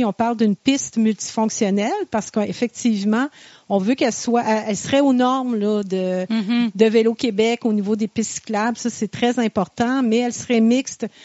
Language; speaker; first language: French; native; French